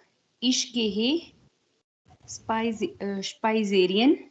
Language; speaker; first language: German; non-native, learner; Hindi